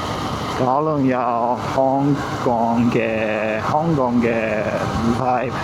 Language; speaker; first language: Chinese; non-native, learner; Japanese